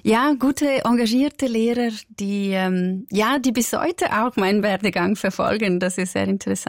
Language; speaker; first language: German; non-native, local second language; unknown